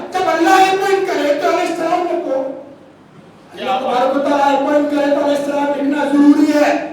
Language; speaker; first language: Urdu; non-native, local second language; Gujarati